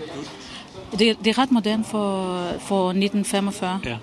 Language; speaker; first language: Danish; non-native, fluent; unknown